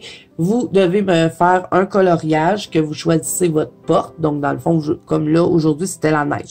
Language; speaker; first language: French; native; French